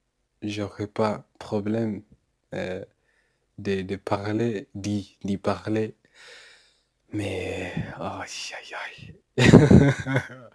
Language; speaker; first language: French; non-native, learner; English